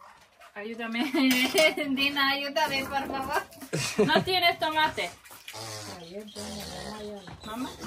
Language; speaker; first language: Spanish; non-native, learner; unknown